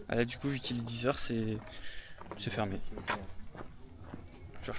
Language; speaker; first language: French; native; French